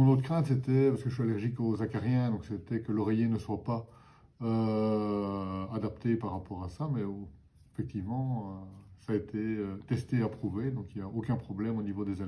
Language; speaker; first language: French; native; French